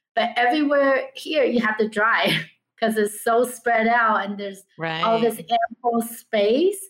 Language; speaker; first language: English; early bilingual, other home language; Chinese